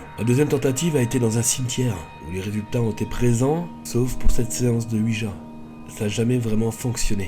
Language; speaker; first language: French; native; French